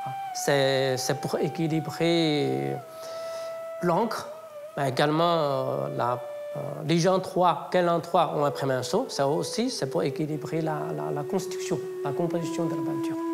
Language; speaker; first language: French; non-native, fluent; Chinese